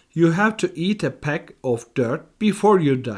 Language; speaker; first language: English; non-native, fluent; Turkish